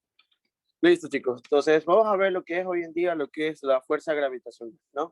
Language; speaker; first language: Spanish; native; Spanish